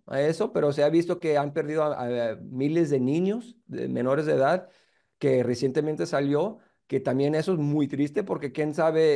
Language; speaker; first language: Spanish; early bilingual, heritage; Spanish